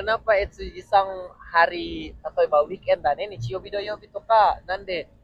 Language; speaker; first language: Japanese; non-native, learner; Indonesian